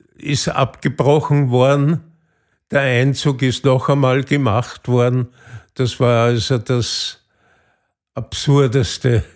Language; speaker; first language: German; native; German